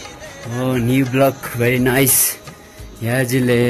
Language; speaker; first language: English; non-native, local second language; Ladakhi